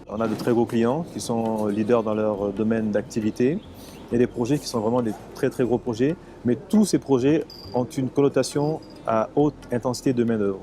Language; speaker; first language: French; early bilingual, other home language; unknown